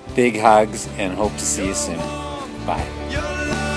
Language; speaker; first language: English; native; English